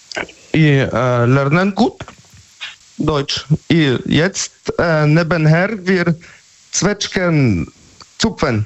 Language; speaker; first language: German; non-native, learner; Polish